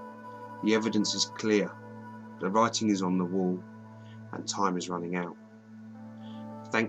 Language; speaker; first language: English; native; English